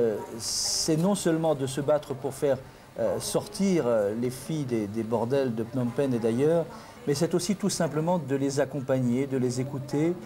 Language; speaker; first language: French; native; French